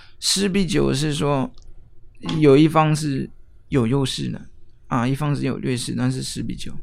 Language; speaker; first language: Chinese; non-native, fluent; French